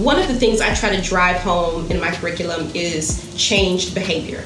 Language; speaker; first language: English; native; English